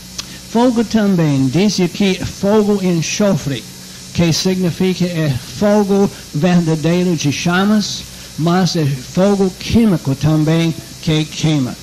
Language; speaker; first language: Portuguese; non-native, fluent; English